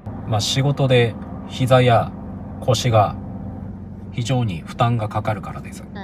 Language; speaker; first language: Japanese; native; Japanese